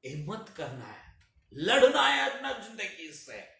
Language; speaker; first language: Hindi; non-native, local second language; Telugu